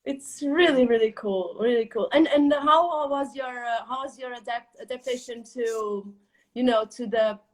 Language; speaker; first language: English; non-native, fluent; Portuguese